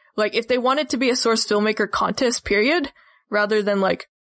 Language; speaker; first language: English; native; English